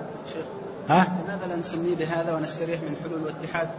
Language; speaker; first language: Arabic; native; Arabic